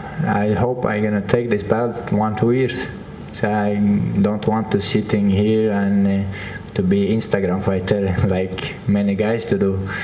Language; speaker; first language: English; non-native, learner; Chechen